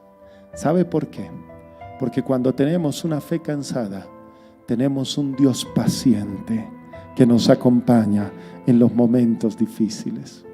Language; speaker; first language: Spanish; native; Spanish